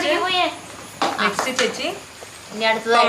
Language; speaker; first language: Malayalam; non-native, learner; Tamil